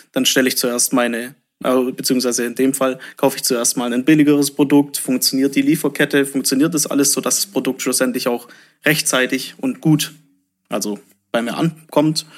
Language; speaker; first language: German; native; German